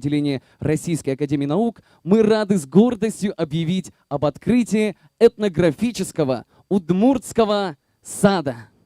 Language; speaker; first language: Russian; native; Russian